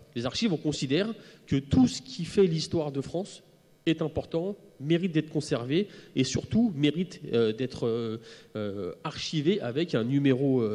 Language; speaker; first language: French; native; French